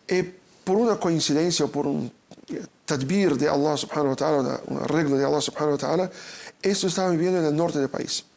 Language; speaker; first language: Spanish; non-native, fluent; Portuguese